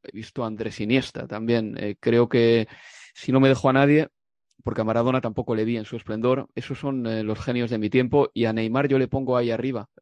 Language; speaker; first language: Spanish; native; Spanish